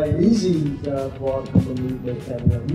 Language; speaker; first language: English; non-native, learner; Vietnamese